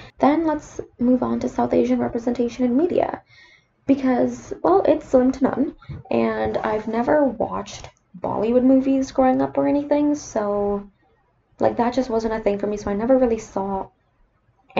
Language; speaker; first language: English; non-native, local second language; Sinhala